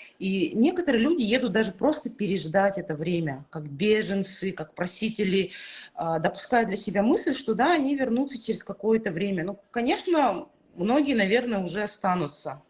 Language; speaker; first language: Russian; native; Russian